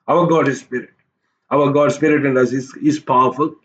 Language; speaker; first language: English; non-native, local second language; Tamil